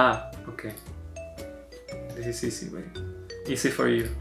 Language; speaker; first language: English; non-native, learner; Spanish